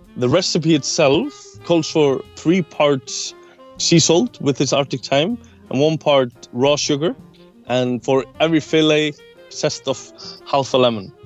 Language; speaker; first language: English; non-native, fluent; Icelandic